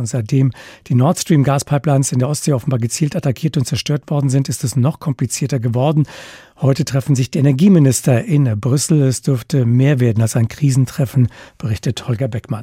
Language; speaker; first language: German; native; German